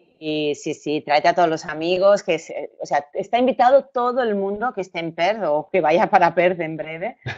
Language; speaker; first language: Spanish; native; Spanish